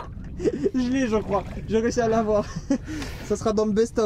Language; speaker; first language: French; native; French